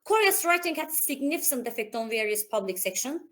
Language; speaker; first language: English; non-native, fluent; Azerbaijani